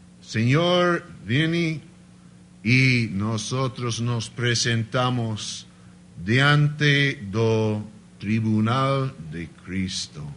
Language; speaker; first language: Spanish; non-native, learner; Portuguese